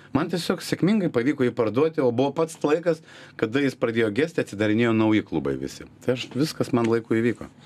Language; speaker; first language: Lithuanian; native; Lithuanian